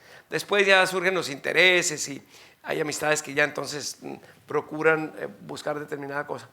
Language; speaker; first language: Spanish; native; Spanish